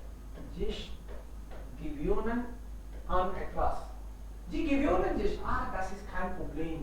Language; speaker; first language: German; non-native, fluent; Hindi